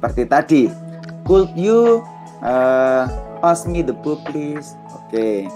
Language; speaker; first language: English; non-native, fluent; Indonesian